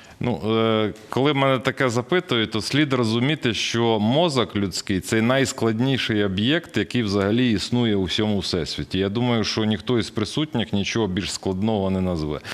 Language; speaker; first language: Ukrainian; native; Ukrainian